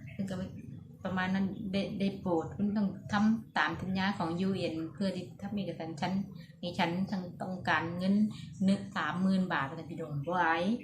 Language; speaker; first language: Thai; native; Thai